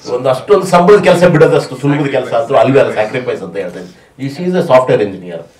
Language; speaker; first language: Kannada; native; Kannada